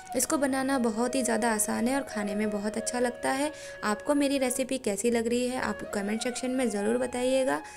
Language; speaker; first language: Hindi; non-native, local second language; Bangla